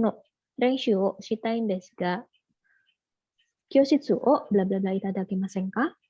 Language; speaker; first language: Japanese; non-native, fluent; Indonesian